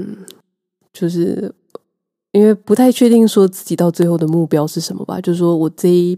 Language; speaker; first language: Chinese; native; Chinese